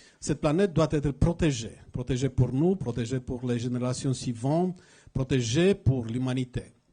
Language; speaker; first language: French; non-native, fluent; Romanian